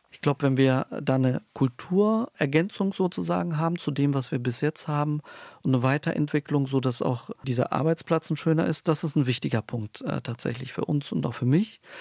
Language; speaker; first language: German; early bilingual, other home language; Turkish